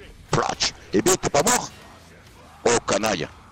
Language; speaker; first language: French; native; French